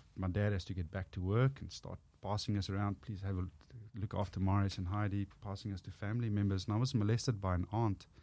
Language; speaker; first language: English; non-native, local second language; Afrikaans